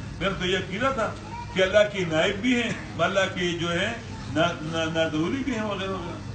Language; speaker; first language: Urdu; non-native, local second language; Pashto